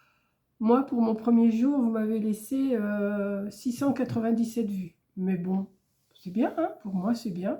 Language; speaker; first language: French; native; French